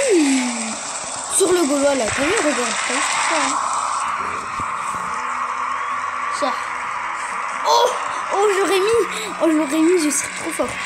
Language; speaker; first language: French; native; French